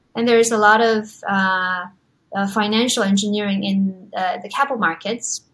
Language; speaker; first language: English; non-native, fluent; Chinese